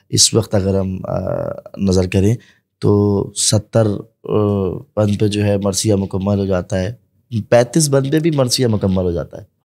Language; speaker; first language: Urdu; native; Urdu